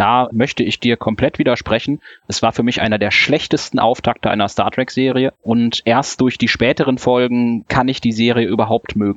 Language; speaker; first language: German; native; German